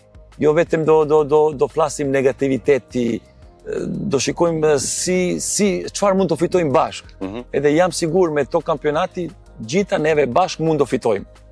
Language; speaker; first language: Albanian; non-native, learner; Serbian